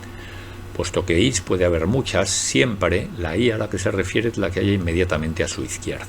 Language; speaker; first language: Spanish; native; Spanish